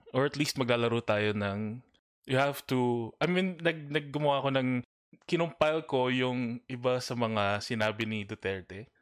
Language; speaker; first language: Filipino; native; Filipino